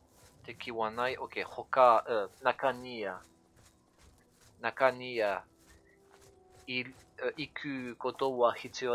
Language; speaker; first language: Japanese; non-native, learner; French